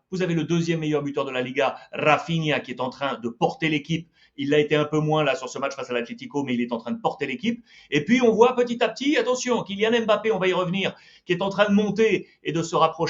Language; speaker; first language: French; native; French